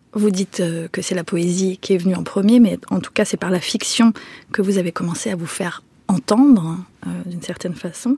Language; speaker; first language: French; native; French